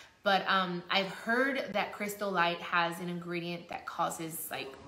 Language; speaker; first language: English; early bilingual, other home language; Spanish